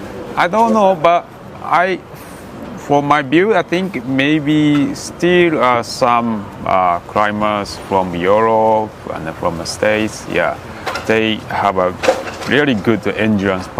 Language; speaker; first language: English; non-native, learner; Japanese